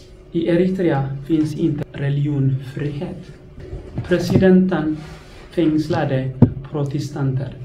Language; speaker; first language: Swedish; non-native, fluent; Tigrinya